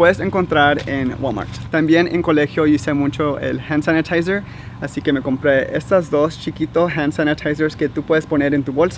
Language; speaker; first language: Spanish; early bilingual, heritage; Spanish